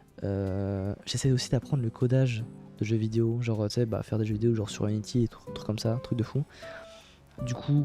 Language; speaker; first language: French; native; French